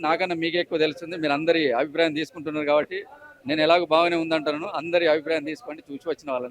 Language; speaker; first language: Telugu; native; Telugu